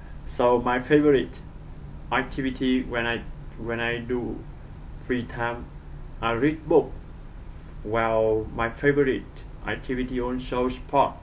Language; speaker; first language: English; non-native, learner; Vietnamese